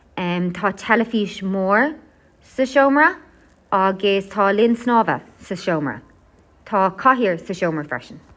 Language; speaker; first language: Irish; non-native, local second language; English